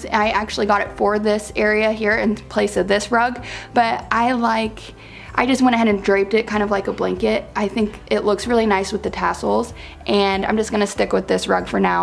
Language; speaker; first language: English; native; English